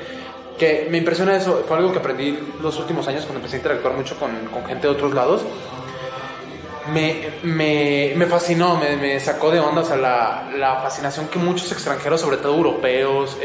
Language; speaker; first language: Spanish; native; Spanish